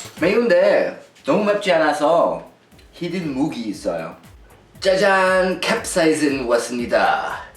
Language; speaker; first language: Korean; non-native, learner; English